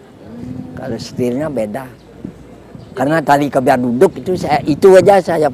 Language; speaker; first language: Indonesian; non-native, local second language; Balinese